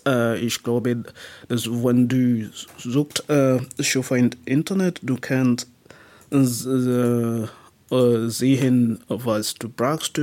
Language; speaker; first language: German; non-native, learner; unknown